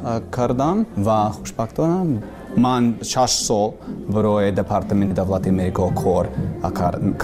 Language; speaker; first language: Persian; non-native, learner; English